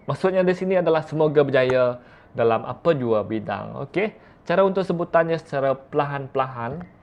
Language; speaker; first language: Malay; non-native, local second language; Iban